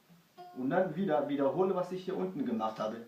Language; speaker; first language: German; early bilingual, other home language; Kurdish